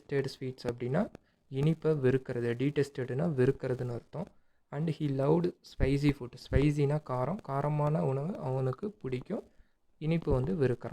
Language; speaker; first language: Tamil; native; Tamil